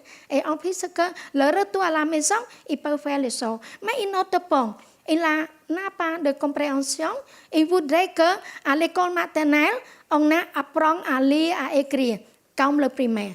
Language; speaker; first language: French; non-native, local second language; Khmer